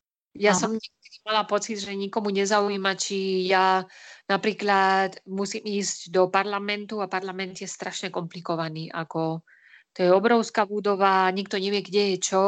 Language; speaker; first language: Slovak; non-native, fluent; Spanish